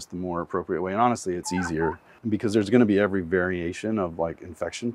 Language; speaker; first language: English; native; English